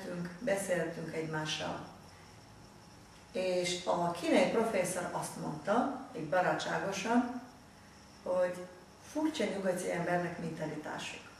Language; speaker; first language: Hungarian; non-native, fluent; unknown